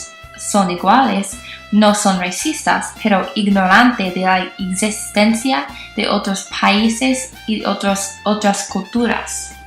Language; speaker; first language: Spanish; non-native, learner; English